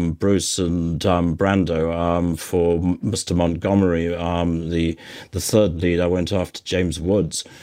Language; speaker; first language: English; native; English